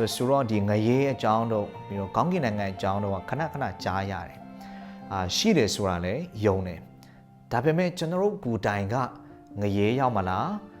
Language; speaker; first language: Burmese; non-native, local second language; Hakha Chin